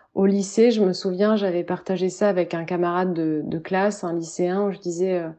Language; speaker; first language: French; native; French